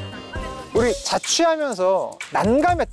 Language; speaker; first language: Korean; native; Korean